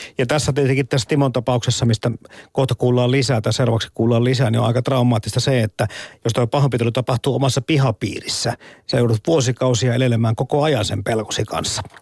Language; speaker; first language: Finnish; native; Finnish